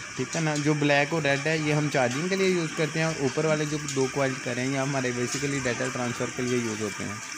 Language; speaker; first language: Urdu; non-native, local second language; Punjabi